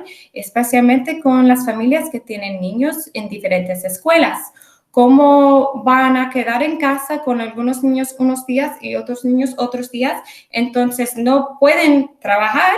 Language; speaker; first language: Spanish; early bilingual, heritage; English